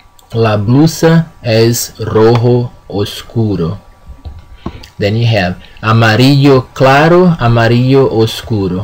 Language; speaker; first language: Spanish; non-native, fluent; Portuguese